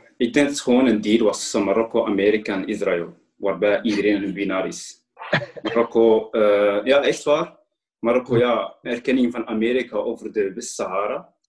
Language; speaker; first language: Dutch; early bilingual, other home language; Arabic